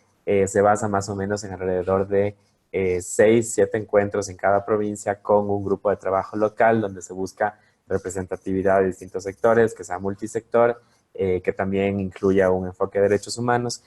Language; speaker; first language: Spanish; native; Spanish